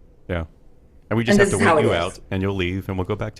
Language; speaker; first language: English; native; English